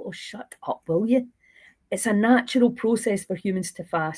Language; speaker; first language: English; native; English